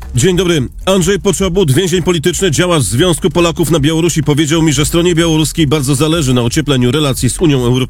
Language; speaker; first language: Polish; native; Polish